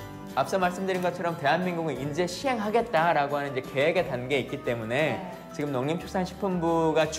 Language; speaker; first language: Korean; native; Korean